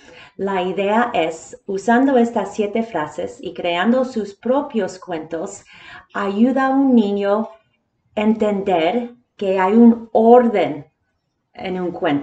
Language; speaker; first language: Spanish; early bilingual, heritage; Spanish